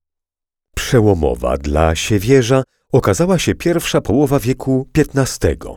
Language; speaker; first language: Polish; native; Polish